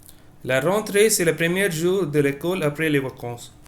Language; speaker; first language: French; non-native, fluent; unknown